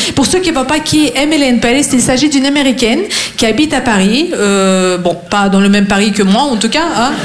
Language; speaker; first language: French; non-native, fluent; Russian